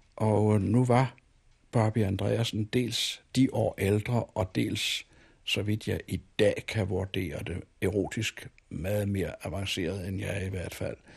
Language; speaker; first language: Danish; native; Danish